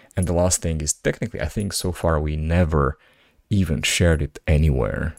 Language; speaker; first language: English; non-native, fluent; Slovak